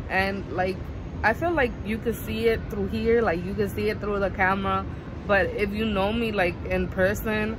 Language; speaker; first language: English; native; English